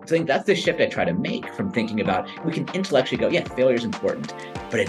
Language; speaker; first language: English; native; English